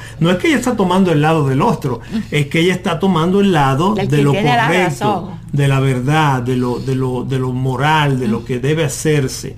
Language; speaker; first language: Spanish; native; Spanish